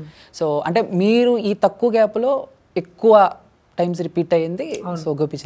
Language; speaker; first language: Telugu; native; Telugu